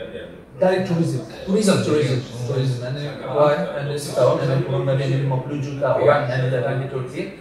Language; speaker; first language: Indonesian; non-native, learner; Turkish